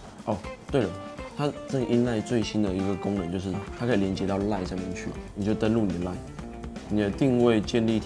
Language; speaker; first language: Chinese; native; Chinese